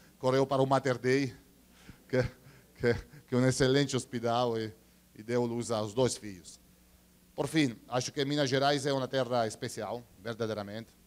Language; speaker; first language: Portuguese; non-native, fluent; Italian